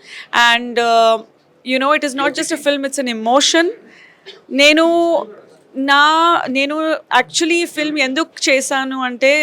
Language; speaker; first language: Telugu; non-native, fluent; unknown